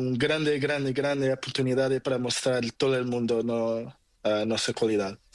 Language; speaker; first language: Spanish; non-native, learner; Portuguese